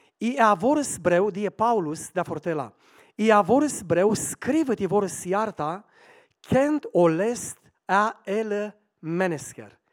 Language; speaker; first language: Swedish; non-native, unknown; Romanian